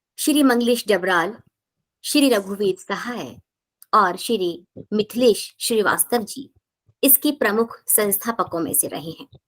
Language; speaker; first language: Hindi; native; Hindi